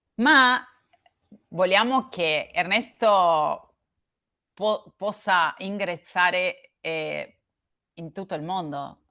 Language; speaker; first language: Italian; non-native, learner; Spanish